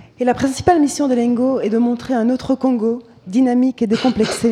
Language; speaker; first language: French; native; French